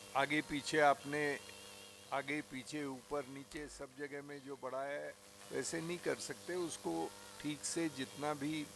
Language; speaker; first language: Hindi; non-native, local second language; Marathi